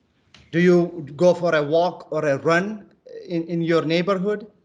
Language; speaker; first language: English; non-native, local second language; Malayalam